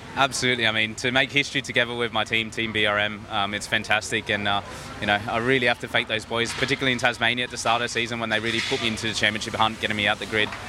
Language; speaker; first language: English; native; English